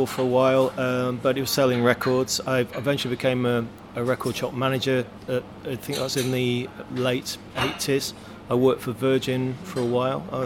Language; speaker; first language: English; native; English